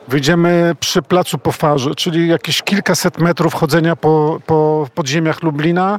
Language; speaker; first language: Polish; native; Polish